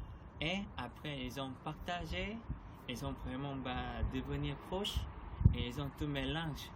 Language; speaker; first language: French; non-native, learner; Korean